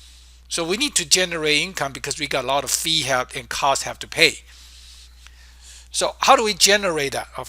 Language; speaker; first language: English; non-native, fluent; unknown